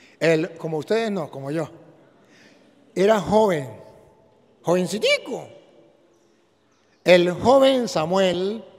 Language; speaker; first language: Spanish; native; Spanish